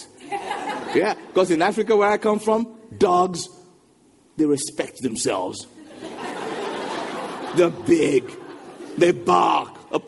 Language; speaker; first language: English; non-native, local second language; Yoruba